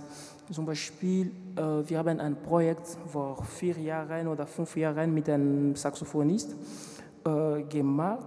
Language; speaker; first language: German; non-native, learner; French